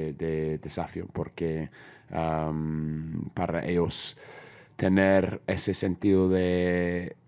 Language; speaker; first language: Spanish; non-native, fluent; English